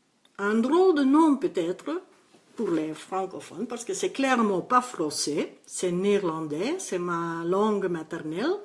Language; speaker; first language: French; non-native, local second language; Dutch